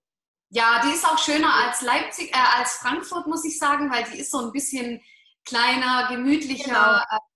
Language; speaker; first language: German; native; German